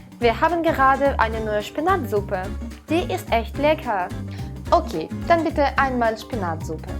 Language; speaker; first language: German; non-native, fluent; Ukrainian